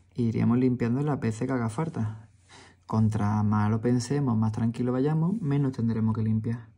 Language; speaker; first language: Spanish; native; Spanish